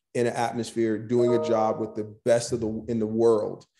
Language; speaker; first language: English; native; English